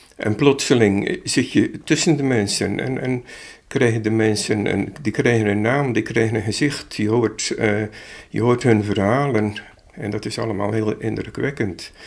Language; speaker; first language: Dutch; native; Dutch